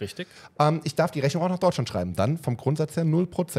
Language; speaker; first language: German; native; German